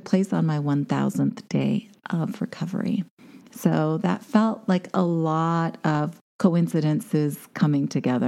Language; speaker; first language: English; native; English